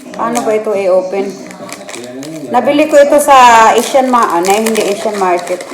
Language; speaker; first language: Filipino; non-native, local second language; Cebuano